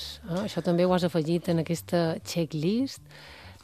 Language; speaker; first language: Catalan; native; Catalan